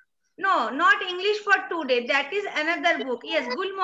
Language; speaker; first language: English; non-native, learner; Bangla